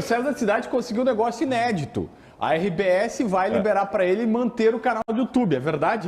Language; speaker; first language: Portuguese; native; Portuguese